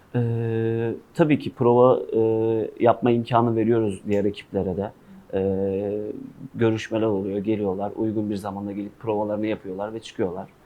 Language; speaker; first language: Turkish; non-native, local second language; Kurdish